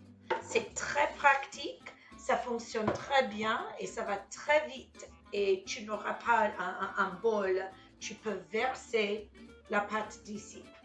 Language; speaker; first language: French; non-native, fluent; English